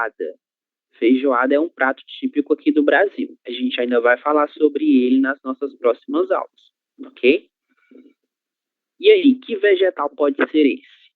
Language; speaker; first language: Portuguese; native; Portuguese